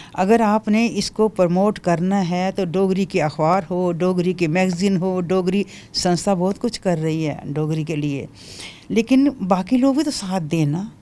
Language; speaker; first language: Hindi; non-native, local second language; Dogri